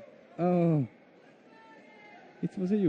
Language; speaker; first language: English; non-native, learner; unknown